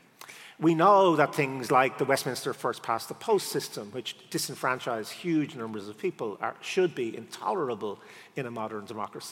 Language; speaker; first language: English; native; English